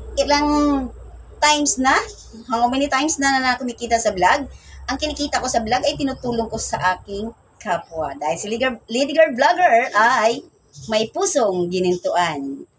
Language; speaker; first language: Filipino; native; Filipino